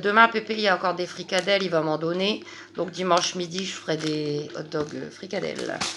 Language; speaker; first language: French; native; French